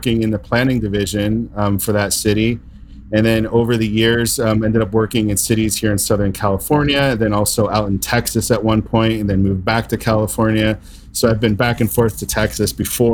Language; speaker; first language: English; native; English